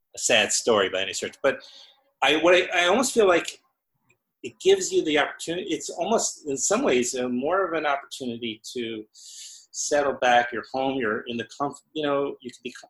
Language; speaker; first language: English; native; English